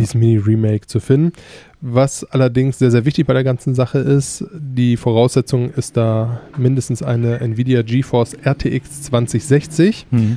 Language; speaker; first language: German; native; German